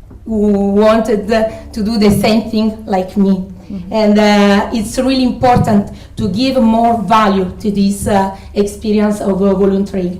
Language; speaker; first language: English; non-native, fluent; Italian